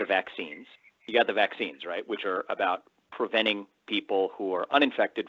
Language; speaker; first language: English; native; English